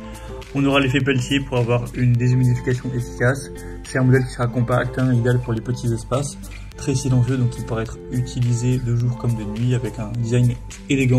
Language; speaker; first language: French; native; French